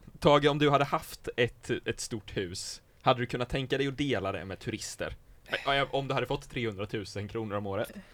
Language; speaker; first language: Swedish; native; Swedish